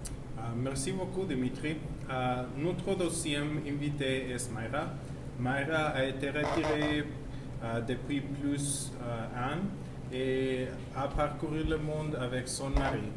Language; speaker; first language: French; non-native, learner; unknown